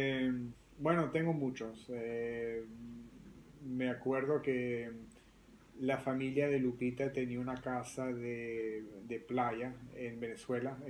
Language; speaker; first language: Spanish; early bilingual, other home language; French